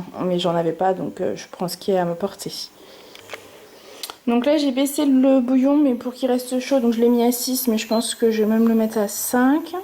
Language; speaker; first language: French; native; French